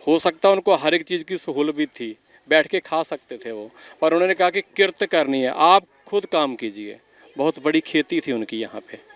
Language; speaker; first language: Hindi; non-native, local second language; Punjabi